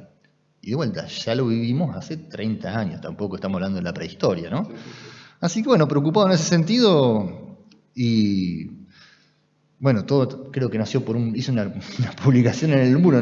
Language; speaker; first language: Spanish; native; Spanish